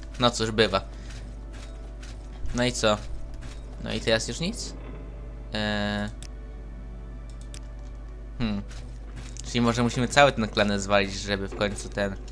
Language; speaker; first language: Polish; native; Polish